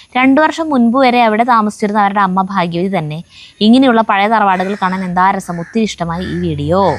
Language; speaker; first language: Malayalam; native; Malayalam